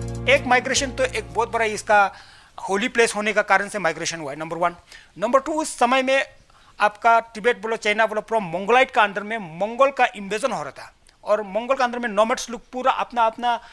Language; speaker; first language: Hindi; non-native, local second language; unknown